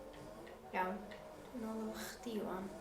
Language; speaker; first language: Welsh; non-native, local second language; English